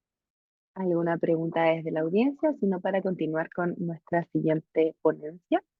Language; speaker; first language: Spanish; native; Spanish